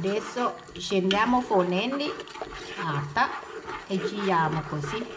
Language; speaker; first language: Italian; non-native, learner; Thai